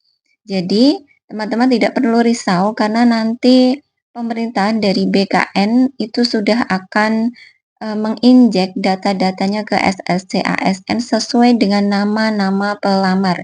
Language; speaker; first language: Indonesian; native; Indonesian